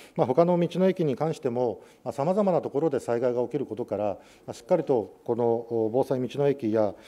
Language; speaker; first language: Japanese; native; Japanese